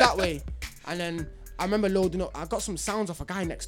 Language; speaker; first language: English; native; English